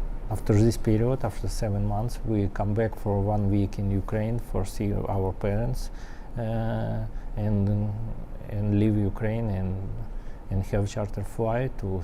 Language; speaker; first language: English; non-native, learner; Ukrainian